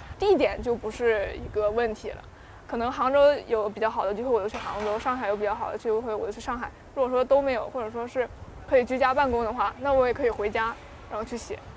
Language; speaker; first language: Chinese; native; Chinese